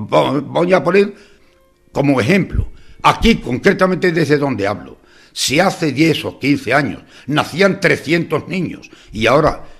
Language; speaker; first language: Spanish; native; Spanish